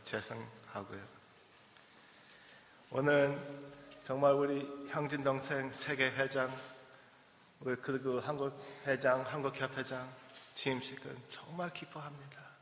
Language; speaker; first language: Korean; early bilingual, heritage; English